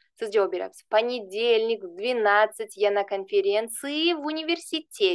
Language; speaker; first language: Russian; non-native, fluent; Uzbek